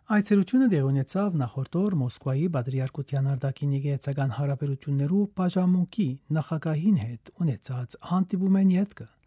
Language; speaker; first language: Armenian; early bilingual, heritage; Armenian